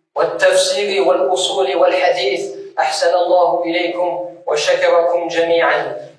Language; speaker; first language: Arabic; non-native, fluent; French